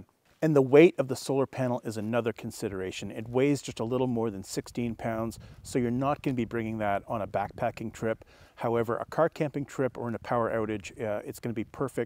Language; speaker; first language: English; native; English